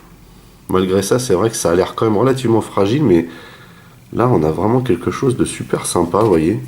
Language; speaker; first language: French; native; French